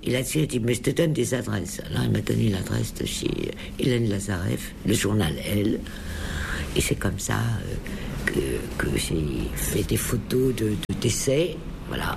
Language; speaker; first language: French; native; French